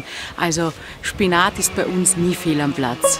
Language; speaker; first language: German; native; German